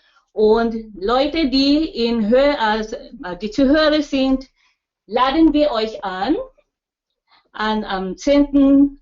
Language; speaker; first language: German; non-native, learner; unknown